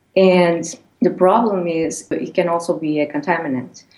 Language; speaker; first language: English; non-native, fluent; Portuguese